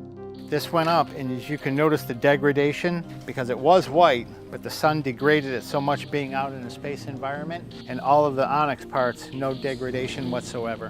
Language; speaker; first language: English; native; English